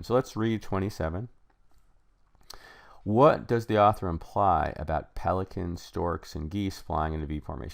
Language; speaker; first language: English; native; English